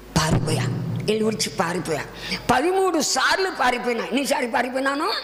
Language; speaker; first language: Telugu; non-native, local second language; Tamil